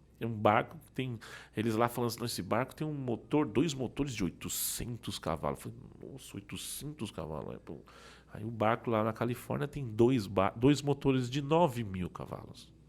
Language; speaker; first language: Portuguese; native; Portuguese